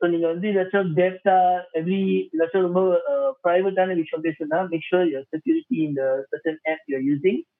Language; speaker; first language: English; non-native, local second language; Tamil